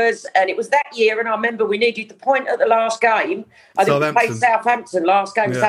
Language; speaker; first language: English; native; English